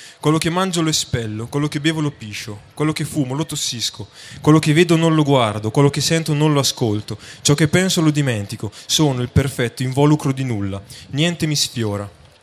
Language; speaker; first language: Italian; native; Italian